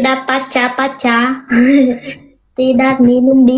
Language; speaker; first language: Indonesian; non-native, learner; Vietnamese